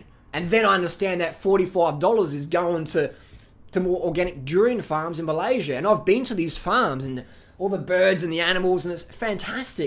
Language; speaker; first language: English; native; English